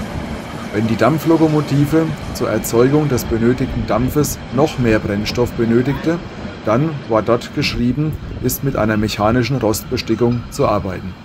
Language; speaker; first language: German; native; German